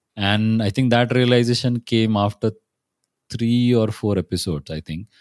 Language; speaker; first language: English; non-native, local second language; Marathi